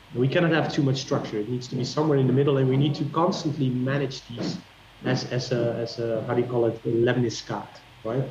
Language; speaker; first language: English; non-native, fluent; Dutch